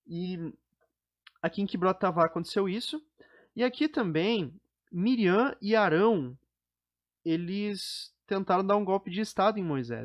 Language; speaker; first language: Portuguese; native; Portuguese